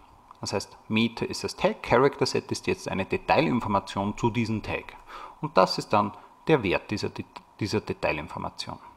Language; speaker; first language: German; native; German